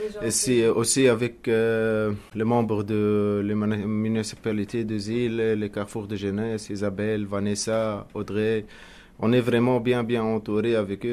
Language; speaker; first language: French; non-native, local second language; Arabic